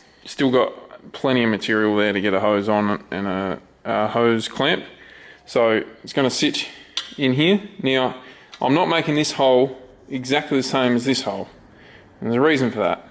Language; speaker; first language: English; native; English